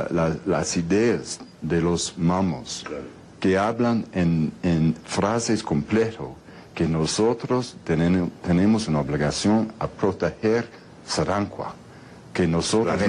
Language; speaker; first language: Spanish; non-native, fluent; English